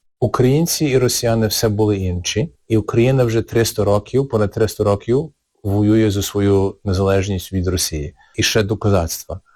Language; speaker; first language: Ukrainian; early bilingual, heritage; Ukrainian